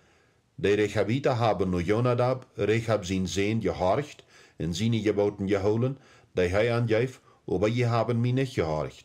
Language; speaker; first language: German; early bilingual, heritage; Plautdietsch